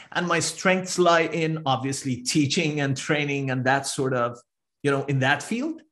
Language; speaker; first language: English; non-native, fluent; Persian